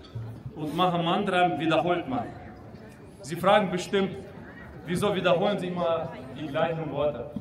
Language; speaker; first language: German; non-native, fluent; Russian